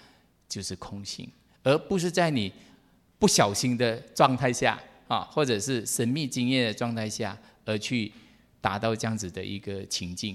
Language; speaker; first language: Chinese; native; Chinese